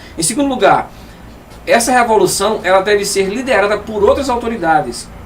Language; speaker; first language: Portuguese; native; Portuguese